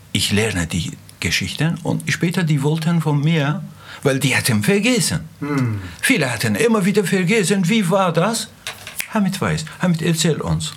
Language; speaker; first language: German; non-native, fluent; Azerbaijani